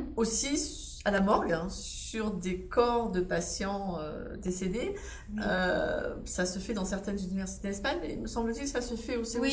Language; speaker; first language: French; native; French